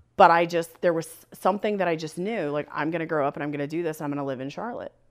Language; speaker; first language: English; native; English